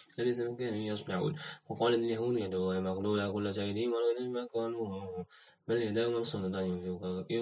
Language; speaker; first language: Arabic; non-native, learner; Indonesian